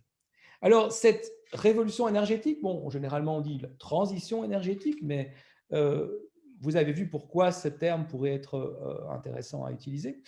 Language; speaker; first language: French; native; French